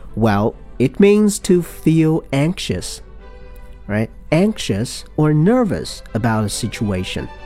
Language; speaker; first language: English; non-native, fluent; Chinese